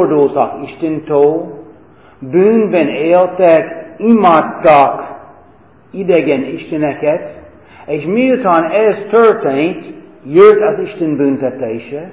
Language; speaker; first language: Hungarian; non-native, fluent; English